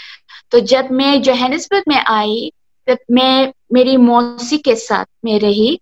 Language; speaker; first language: Hindi; early bilingual, heritage; Hindi